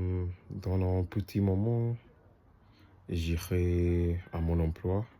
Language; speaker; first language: French; non-native, learner; English